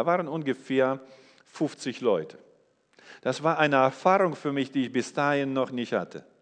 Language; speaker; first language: German; non-native, fluent; English